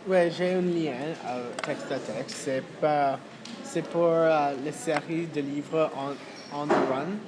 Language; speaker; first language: French; non-native, fluent; English